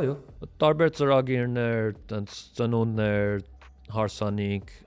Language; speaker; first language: Armenian; early bilingual, heritage; Armenian